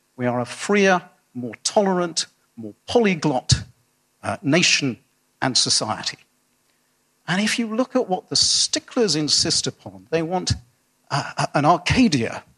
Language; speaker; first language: English; native; English